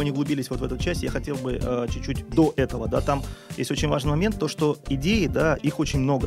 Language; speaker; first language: Russian; native; Russian